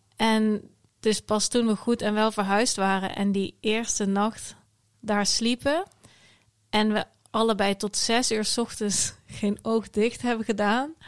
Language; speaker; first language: Dutch; native; Dutch